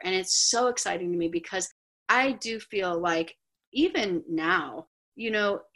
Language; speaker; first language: English; native; English